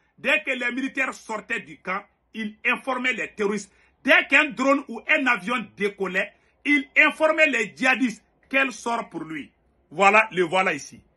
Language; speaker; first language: French; non-native, local second language; Bambara